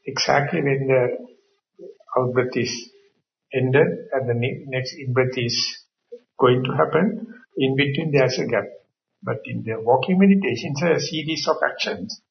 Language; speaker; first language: English; non-native, local second language; Sinhala